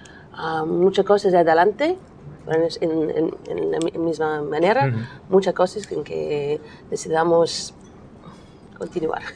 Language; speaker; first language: Spanish; non-native, learner; English